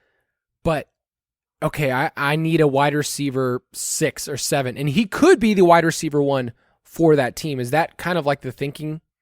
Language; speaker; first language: English; native; English